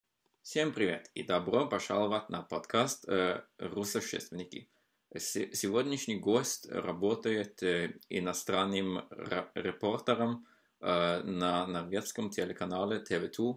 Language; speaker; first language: Russian; non-native, fluent; Norwegian